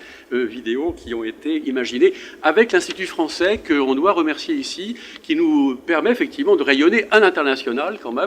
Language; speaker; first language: French; native; French